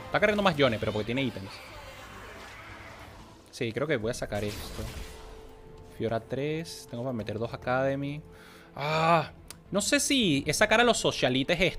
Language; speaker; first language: Spanish; native; Spanish